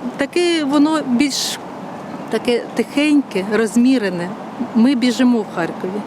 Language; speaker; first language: Ukrainian; native; Ukrainian